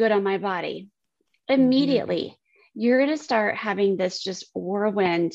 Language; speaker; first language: English; native; English